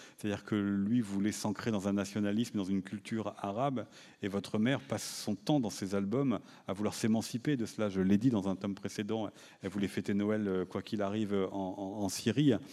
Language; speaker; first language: French; native; French